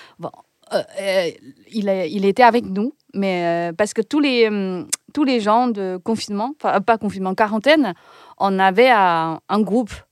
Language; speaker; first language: French; non-native, fluent; Chinese